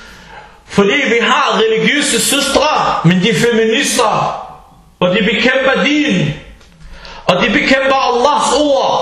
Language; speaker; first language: Danish; early bilingual, other home language; Arabic